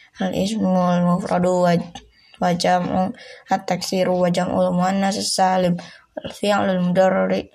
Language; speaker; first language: Arabic; non-native, learner; Indonesian